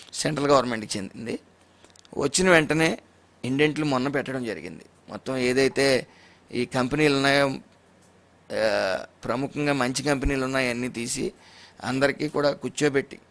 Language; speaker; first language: Telugu; native; Telugu